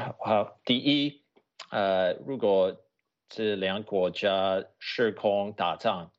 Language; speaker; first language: Chinese; non-native, fluent; English